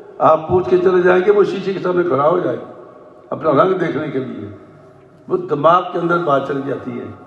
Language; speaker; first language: Urdu; non-native, local second language; Punjabi